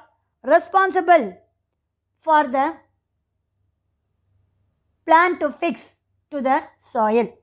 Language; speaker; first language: English; non-native, local second language; Tamil